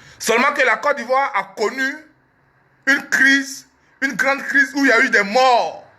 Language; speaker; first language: French; early bilingual, other home language; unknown